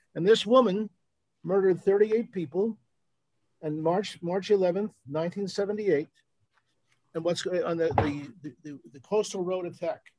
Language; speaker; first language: English; native; English